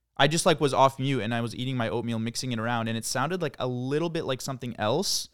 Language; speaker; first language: English; early bilingual, other home language; Croatian